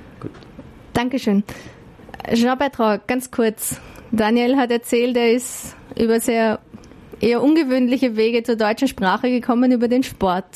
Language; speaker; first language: German; native; German